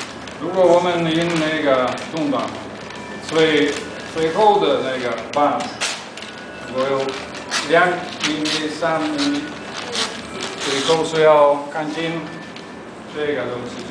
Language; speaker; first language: Chinese; non-native, learner; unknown